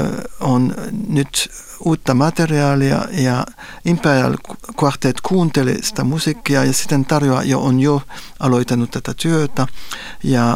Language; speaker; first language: Finnish; non-native, fluent; French